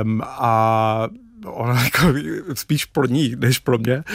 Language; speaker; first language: Czech; non-native, fluent; English